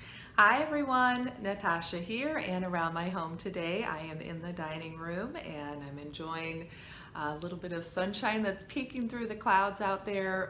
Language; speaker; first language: English; native; English